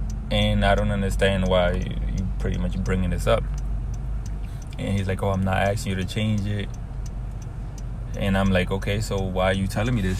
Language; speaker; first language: English; early bilingual, other home language; Spanish